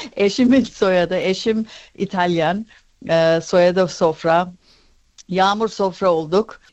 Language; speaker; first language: Turkish; early bilingual, heritage; Turkish